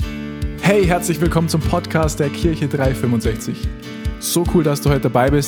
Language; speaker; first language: German; native; German